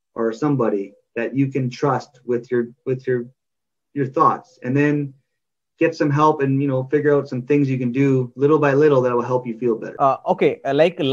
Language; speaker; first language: English; native; English